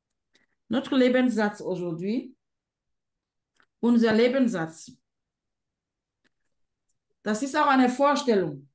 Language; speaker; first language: German; non-native, fluent; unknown